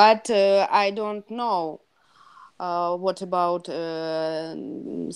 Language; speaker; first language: English; non-native, learner; Russian